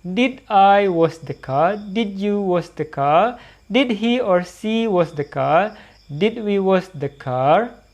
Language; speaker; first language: English; non-native, learner; Indonesian